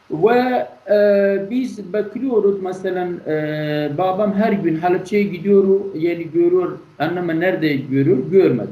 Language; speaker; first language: Turkish; non-native, learner; Kurdish